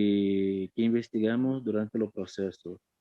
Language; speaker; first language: Spanish; non-native, fluent; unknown